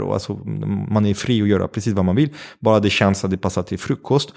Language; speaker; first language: Swedish; non-native, fluent; French